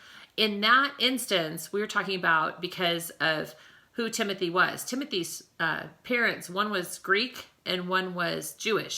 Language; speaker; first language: English; native; English